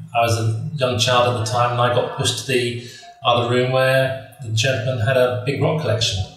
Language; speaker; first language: English; native; English